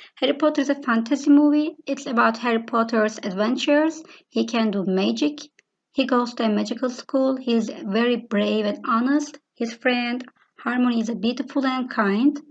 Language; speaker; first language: English; non-native, fluent; Turkish